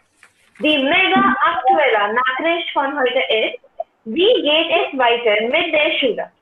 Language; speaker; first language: German; non-native, learner; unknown